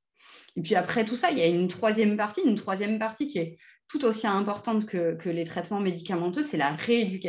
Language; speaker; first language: French; native; French